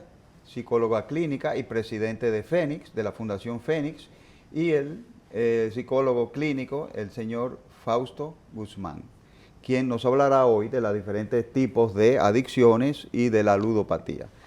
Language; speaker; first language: Spanish; native; Spanish